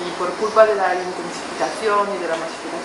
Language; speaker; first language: Spanish; non-native, fluent; French